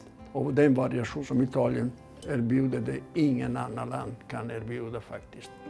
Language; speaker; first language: Swedish; non-native, fluent; Italian